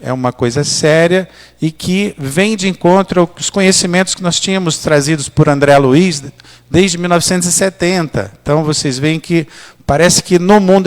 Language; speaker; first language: Portuguese; native; Portuguese